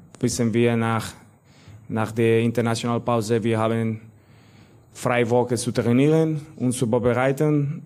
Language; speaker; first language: German; non-native, learner; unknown